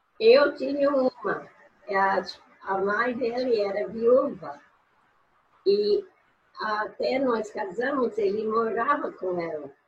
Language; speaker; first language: Portuguese; non-native, fluent; English